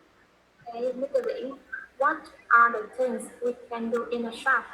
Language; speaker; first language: English; non-native, learner; Vietnamese